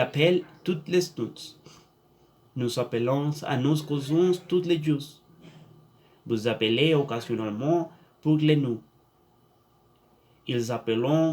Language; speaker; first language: French; non-native, learner; Spanish